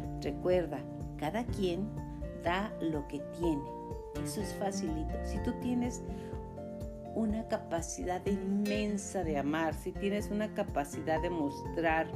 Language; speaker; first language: Spanish; native; Spanish